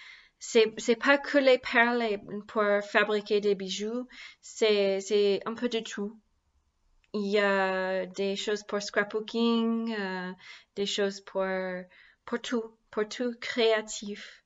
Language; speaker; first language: French; non-native, learner; English